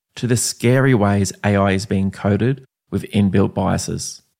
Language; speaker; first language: English; native; English